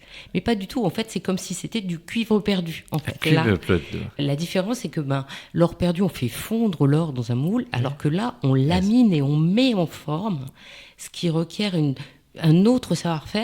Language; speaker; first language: French; native; French